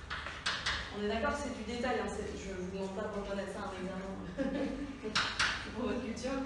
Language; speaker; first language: French; native; French